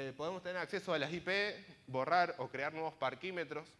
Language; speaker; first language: Spanish; native; Spanish